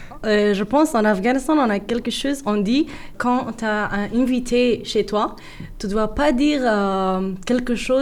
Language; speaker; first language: French; non-native, learner; Persian